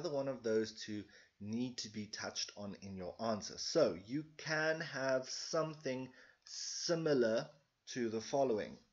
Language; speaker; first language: English; non-native, local second language; Afrikaans